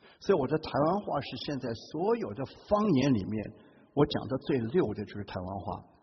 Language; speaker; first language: Chinese; non-native, local second language; Hakka Chinese